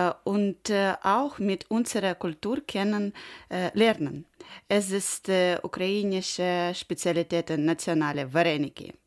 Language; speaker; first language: German; non-native, learner; Ukrainian